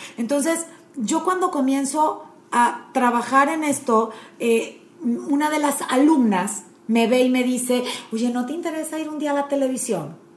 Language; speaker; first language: Spanish; native; Spanish